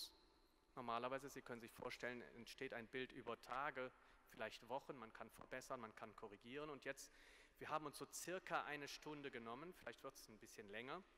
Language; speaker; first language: German; native; German